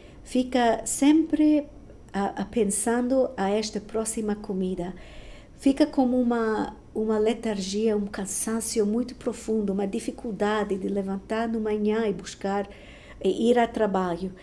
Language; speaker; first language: Portuguese; non-native, fluent; Spanish